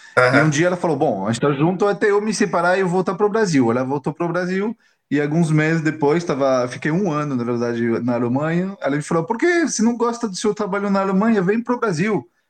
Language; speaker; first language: Portuguese; non-native, fluent; French